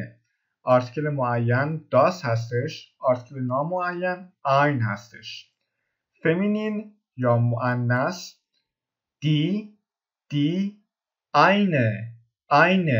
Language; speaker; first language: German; non-native, fluent; Persian